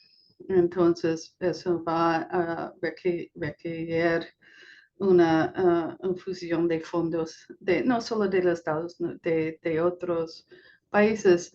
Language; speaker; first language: Spanish; non-native, fluent; English